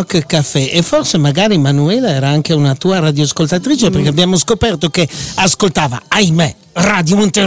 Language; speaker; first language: Italian; native; Italian